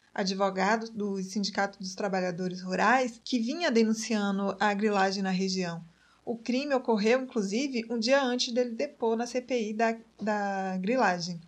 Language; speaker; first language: Portuguese; native; Portuguese